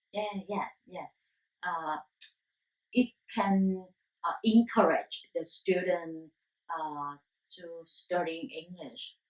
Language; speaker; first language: English; non-native, learner; Vietnamese